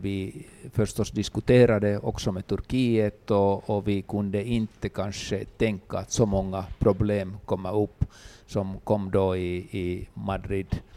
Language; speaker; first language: Swedish; non-native, local second language; Finnish